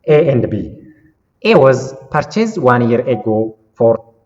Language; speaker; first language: English; non-native, local second language; Amharic